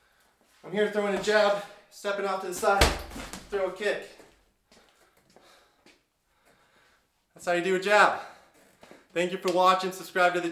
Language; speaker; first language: English; native; English